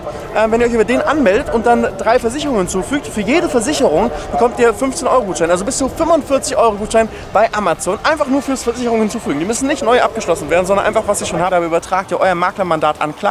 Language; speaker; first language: German; native; German